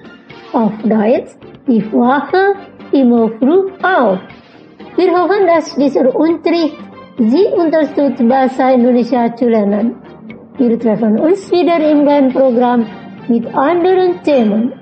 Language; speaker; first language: German; non-native, fluent; Indonesian